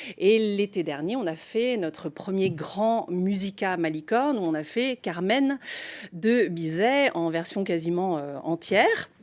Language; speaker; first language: French; non-native, fluent; English